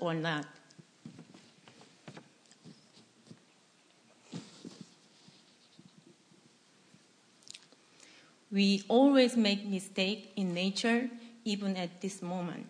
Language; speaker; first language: English; non-native, fluent; Korean